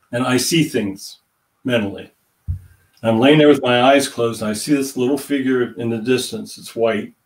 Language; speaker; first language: English; native; English